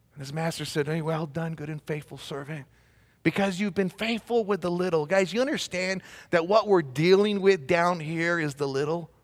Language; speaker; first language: English; native; English